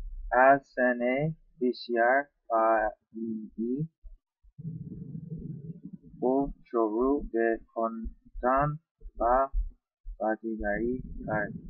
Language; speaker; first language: Persian; non-native, learner; English